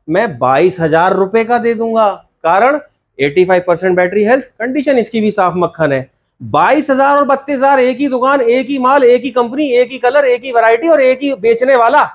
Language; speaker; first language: Hindi; native; Hindi